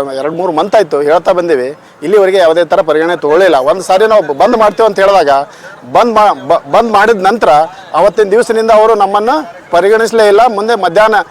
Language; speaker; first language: Kannada; native; Kannada